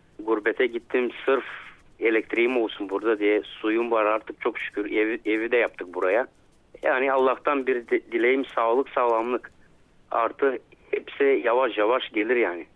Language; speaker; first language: Turkish; native; Turkish